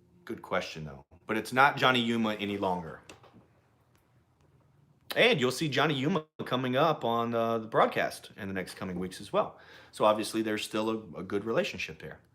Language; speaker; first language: English; native; English